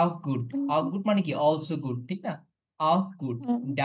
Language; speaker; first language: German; non-native, fluent; Bangla